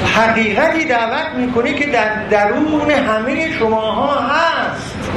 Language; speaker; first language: Persian; non-native, local second language; Azerbaijani